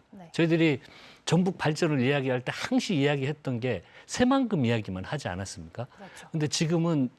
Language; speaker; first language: Korean; native; Korean